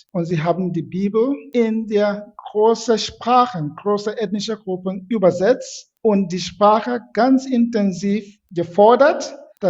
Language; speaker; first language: German; non-native, fluent; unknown